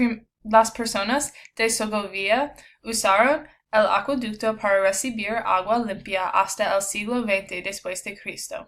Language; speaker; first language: Spanish; non-native, learner; English